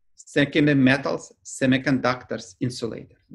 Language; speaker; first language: English; non-native, fluent; Ukrainian